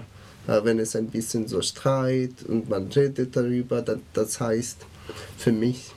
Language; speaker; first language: German; non-native, fluent; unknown